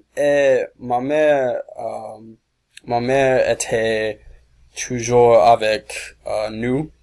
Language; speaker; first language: French; non-native, learner; English